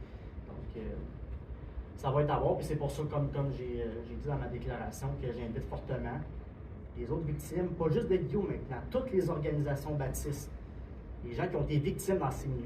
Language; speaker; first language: French; native; French